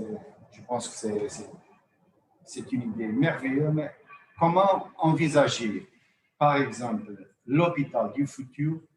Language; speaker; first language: French; non-native, fluent; Portuguese